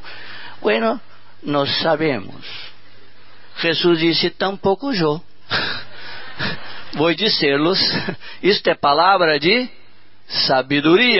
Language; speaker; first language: Spanish; non-native, learner; Portuguese